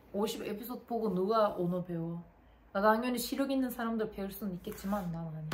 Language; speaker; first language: Korean; non-native, fluent; Turkish